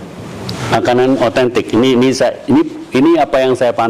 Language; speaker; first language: Indonesian; native; Indonesian